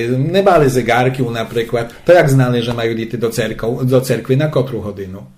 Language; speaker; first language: Polish; non-native, local second language; Rusyn